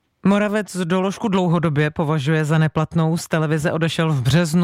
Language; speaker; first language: Czech; native; Czech